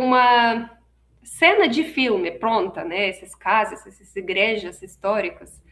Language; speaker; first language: Portuguese; non-native, fluent; Russian